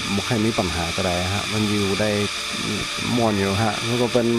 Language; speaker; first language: Thai; non-native, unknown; English